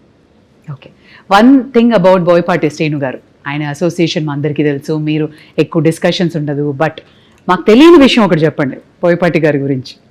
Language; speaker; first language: Telugu; native; Telugu